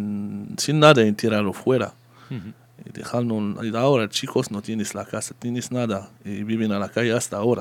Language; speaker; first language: Spanish; non-native, learner; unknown